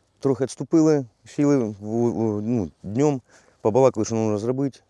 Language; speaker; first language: Ukrainian; non-native, local second language; Russian